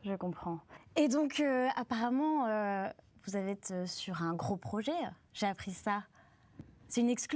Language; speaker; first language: French; native; French